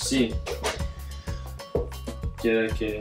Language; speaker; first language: Spanish; non-native, learner; English